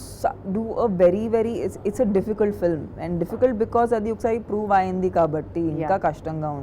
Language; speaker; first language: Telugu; non-native, local second language; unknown